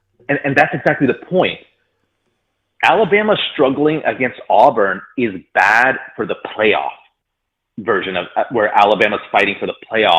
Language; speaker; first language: English; native; English